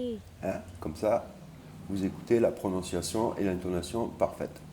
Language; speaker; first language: French; native; French